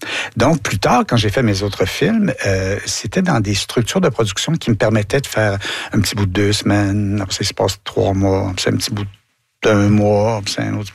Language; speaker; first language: French; native; French